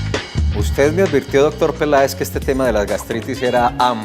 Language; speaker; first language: Spanish; native; Spanish